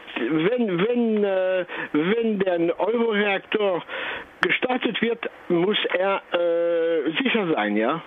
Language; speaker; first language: German; non-native, fluent; French